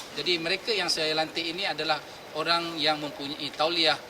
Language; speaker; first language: Malay; native; Malay